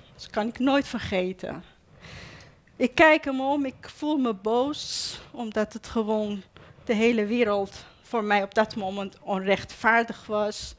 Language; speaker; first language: Dutch; non-native, fluent; Persian